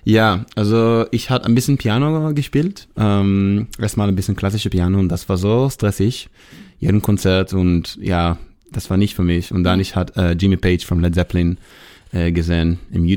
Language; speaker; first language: German; non-native, learner; Hebrew